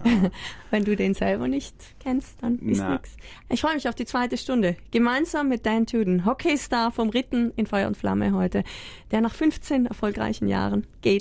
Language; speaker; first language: German; native; German